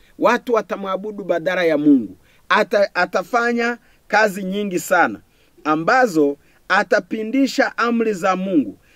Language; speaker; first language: Swahili; non-native, local second language; Kinyarwanda